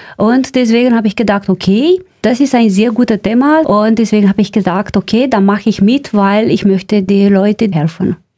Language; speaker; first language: German; non-native, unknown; Romanian